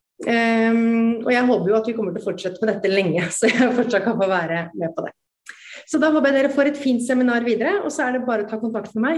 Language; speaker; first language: Norwegian; native; Norwegian